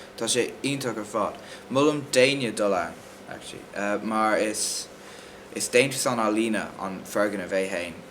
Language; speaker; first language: Irish; non-native, local second language; English